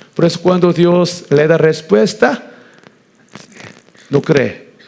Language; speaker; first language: Spanish; non-native, learner; Korean